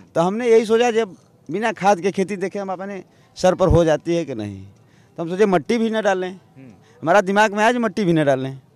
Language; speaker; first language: Hindi; native; Hindi